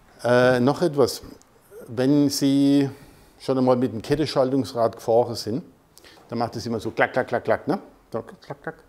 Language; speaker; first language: German; native; German